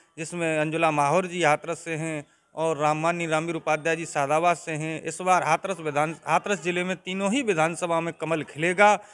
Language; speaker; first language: Hindi; native; Hindi